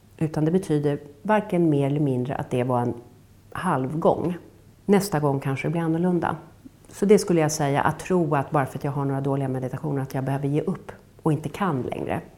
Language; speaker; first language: Swedish; native; Swedish